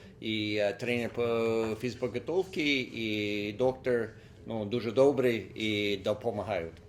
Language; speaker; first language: Ukrainian; non-native, local second language; Russian